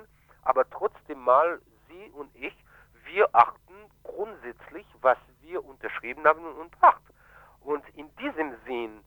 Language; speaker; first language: German; non-native, fluent; Haitian Creole